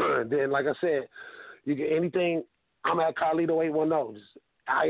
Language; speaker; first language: English; native; English